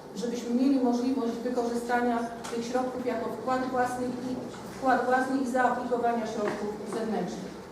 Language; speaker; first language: Polish; native; Polish